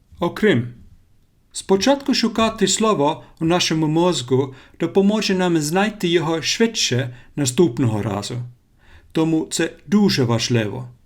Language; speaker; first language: Ukrainian; non-native, learner; Finnish